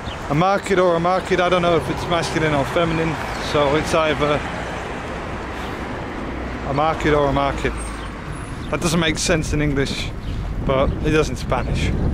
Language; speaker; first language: English; native; English